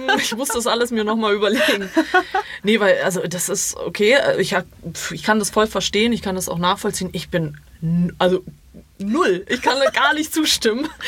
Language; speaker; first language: German; early bilingual, other home language; Croatian